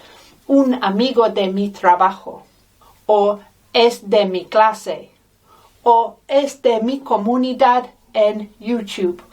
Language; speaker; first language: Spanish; non-native, fluent; English